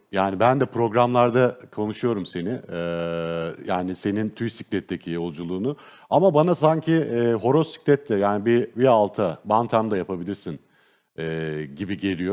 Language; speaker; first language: Turkish; native; Turkish